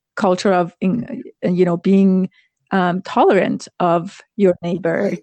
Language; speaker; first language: English; non-native, fluent; Persian